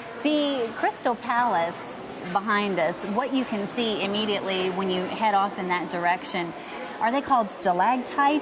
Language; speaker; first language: English; native; English